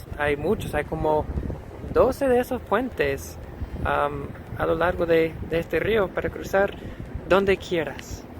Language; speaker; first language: Spanish; non-native, fluent; English